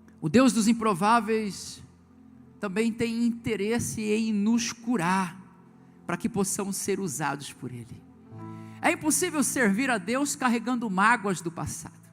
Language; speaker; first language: Portuguese; native; Portuguese